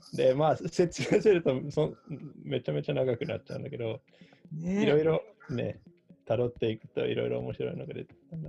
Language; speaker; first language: Japanese; non-native, fluent; Finnish